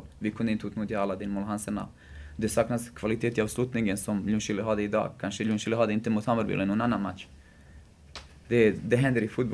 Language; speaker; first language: Swedish; non-native, fluent; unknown